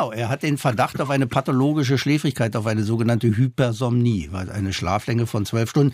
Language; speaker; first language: German; non-native, fluent; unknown